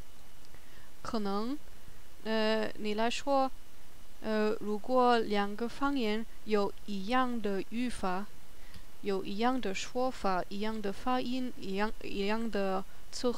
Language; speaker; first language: Chinese; non-native, learner; German